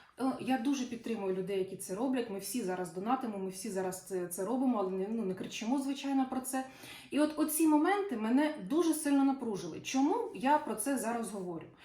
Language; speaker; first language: Ukrainian; non-native, local second language; Russian